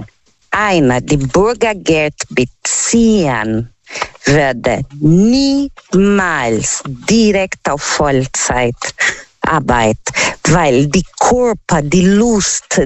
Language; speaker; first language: German; non-native, learner; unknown